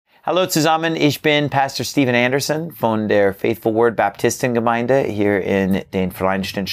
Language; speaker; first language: German; non-native, learner; English